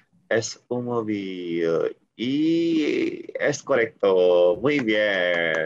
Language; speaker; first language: Spanish; non-native, learner; Indonesian